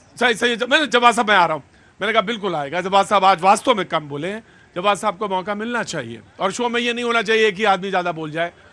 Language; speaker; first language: Hindi; native; Hindi